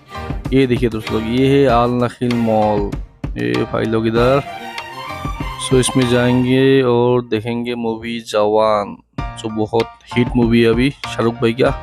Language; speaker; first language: Hindi; non-native, local second language; Assamese